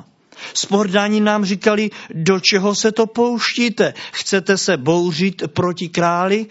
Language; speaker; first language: Czech; native; Czech